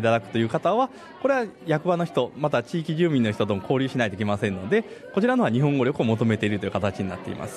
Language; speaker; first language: Japanese; native; Japanese